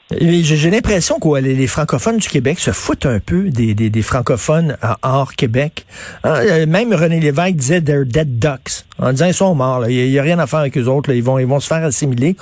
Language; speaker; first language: French; native; French